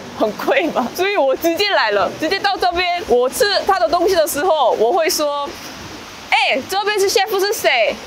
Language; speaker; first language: Chinese; non-native, fluent; Korean